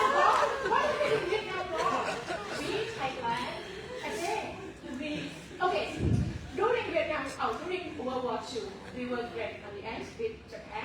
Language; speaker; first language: English; non-native, fluent; Thai